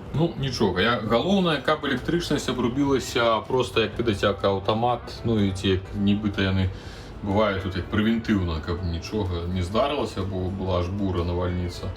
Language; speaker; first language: Belarusian; native; Belarusian